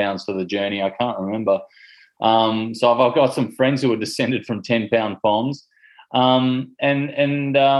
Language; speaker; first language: English; non-native, local second language; Greek